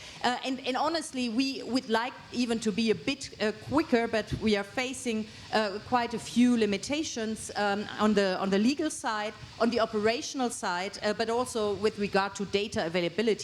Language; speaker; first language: English; non-native, fluent; German